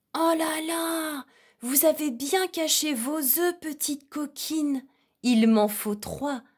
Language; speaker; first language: French; native; French